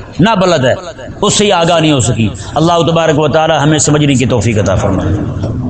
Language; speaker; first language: Urdu; native; Urdu